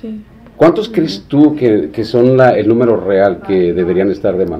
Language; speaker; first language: Spanish; native; Spanish